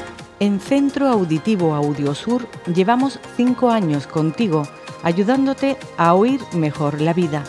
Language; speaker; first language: Spanish; native; Spanish